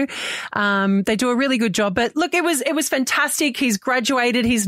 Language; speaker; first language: English; native; English